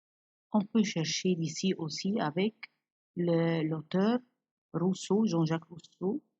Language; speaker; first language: French; non-native, fluent; Arabic